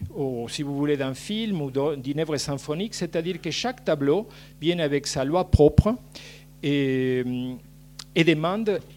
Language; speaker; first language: French; non-native, fluent; Spanish